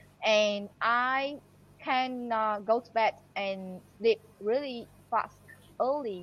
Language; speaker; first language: English; non-native, learner; Vietnamese